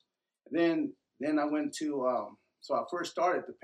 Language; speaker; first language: English; native; English